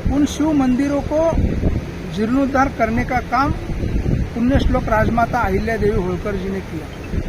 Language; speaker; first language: Hindi; non-native, local second language; Marathi